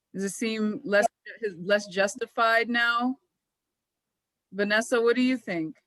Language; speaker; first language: English; native; English